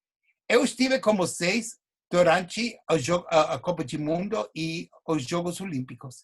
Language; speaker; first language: Portuguese; non-native, fluent; English